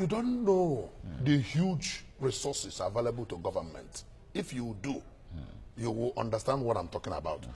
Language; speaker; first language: English; non-native, local second language; Igbo